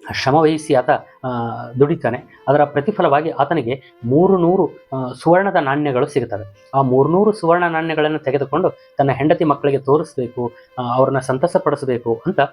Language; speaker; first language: Kannada; native; Kannada